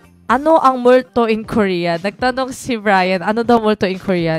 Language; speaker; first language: Filipino; non-native, fluent; Korean